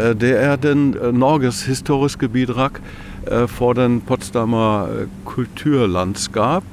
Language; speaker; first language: Norwegian; non-native, fluent; German